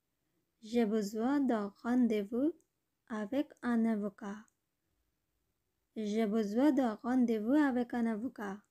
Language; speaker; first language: French; non-native, learner; Bangla